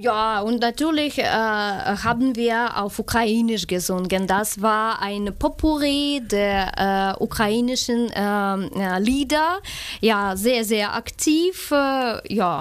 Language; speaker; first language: German; non-native, learner; Ukrainian